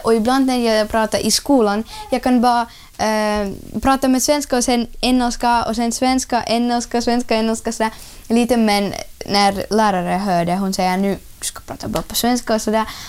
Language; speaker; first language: Swedish; non-native, learner; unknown